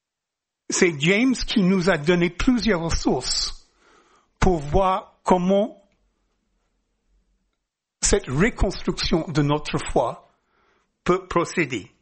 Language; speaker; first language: French; non-native, fluent; English